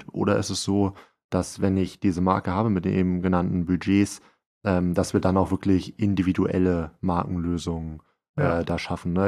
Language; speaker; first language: German; native; German